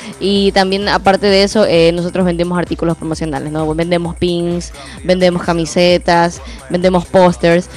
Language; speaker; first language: Spanish; native; Spanish